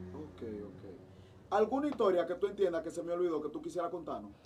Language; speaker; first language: Spanish; native; Spanish